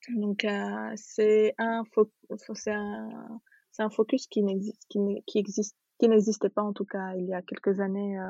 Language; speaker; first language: French; non-native, local second language; Arabic